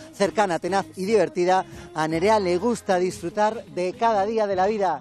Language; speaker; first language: Spanish; native; Spanish